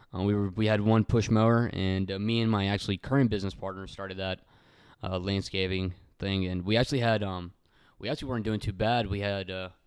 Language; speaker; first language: English; early bilingual, other home language; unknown